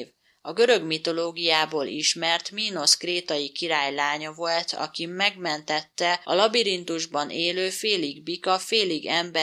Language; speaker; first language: Hungarian; native; Hungarian